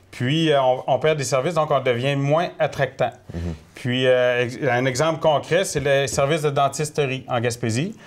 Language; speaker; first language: French; native; French